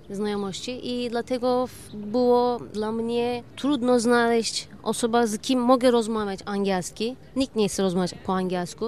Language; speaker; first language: Polish; non-native, learner; Turkish